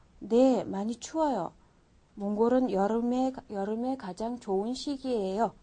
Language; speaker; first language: Korean; non-native, fluent; Mongolian